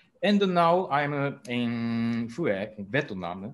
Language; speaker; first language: English; non-native, learner; Japanese